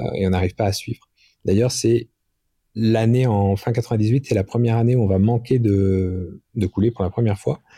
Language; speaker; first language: French; native; French